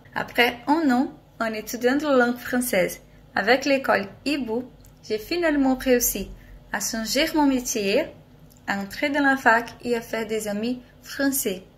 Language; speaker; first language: French; non-native, fluent; Portuguese